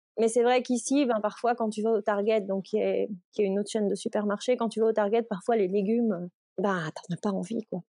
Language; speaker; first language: French; native; French